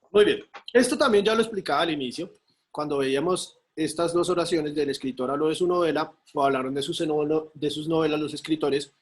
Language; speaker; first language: Spanish; native; Spanish